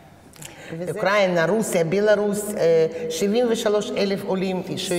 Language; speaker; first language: Hebrew; non-native, fluent; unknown